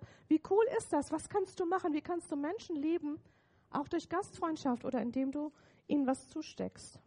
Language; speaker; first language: German; native; German